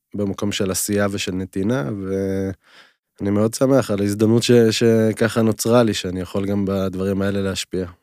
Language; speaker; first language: Hebrew; native; Hebrew